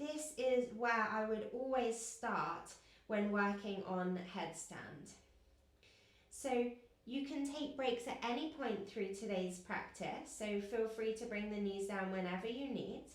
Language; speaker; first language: English; native; English